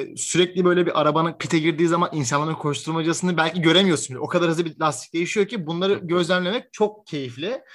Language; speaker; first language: Turkish; native; Turkish